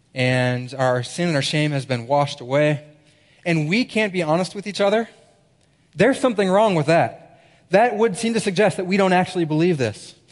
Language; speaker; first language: English; native; English